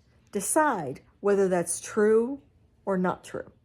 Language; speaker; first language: English; native; English